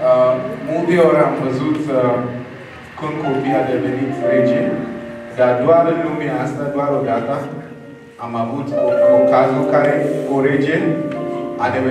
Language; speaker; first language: Romanian; non-native, learner; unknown